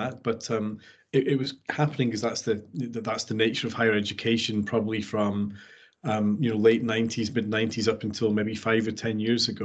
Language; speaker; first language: English; native; English